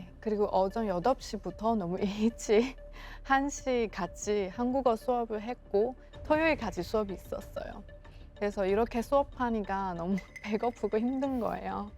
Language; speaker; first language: Korean; non-native, local second language; Chinese